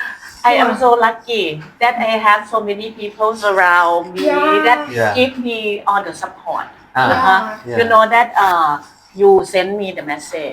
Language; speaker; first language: English; non-native, fluent; Thai